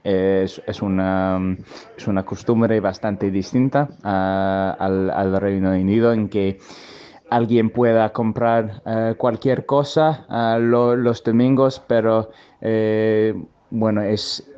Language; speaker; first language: Spanish; non-native, learner; English